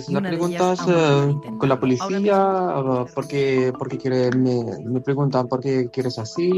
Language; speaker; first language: Spanish; non-native, learner; Arabic